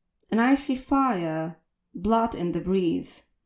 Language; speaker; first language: English; non-native, fluent; Polish